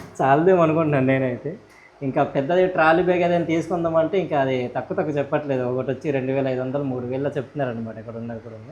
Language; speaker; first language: Telugu; non-native, local second language; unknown